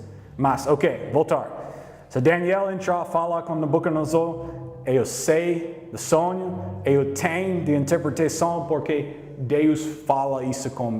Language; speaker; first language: Portuguese; non-native, learner; English